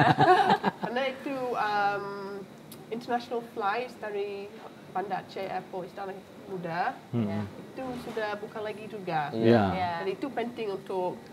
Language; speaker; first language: Indonesian; non-native, fluent; English